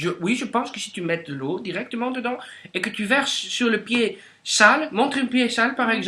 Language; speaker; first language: French; non-native, local second language; Dutch